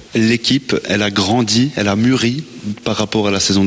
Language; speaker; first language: French; native; French